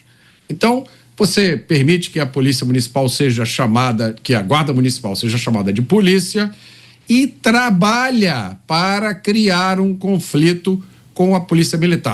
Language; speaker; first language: Portuguese; native; Portuguese